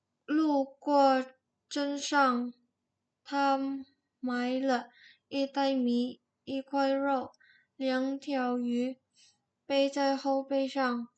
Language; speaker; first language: Chinese; non-native, learner; Indonesian